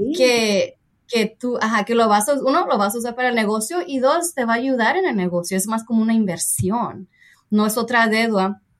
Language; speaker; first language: Spanish; early bilingual, heritage; Spanish